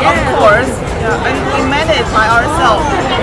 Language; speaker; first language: English; non-native, learner; Chinese